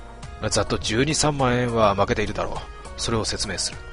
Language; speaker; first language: Japanese; native; Japanese